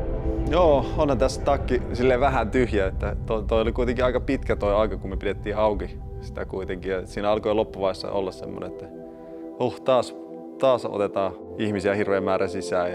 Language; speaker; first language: Finnish; native; Finnish